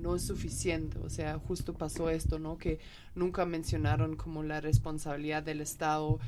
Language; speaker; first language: Spanish; non-native, fluent; German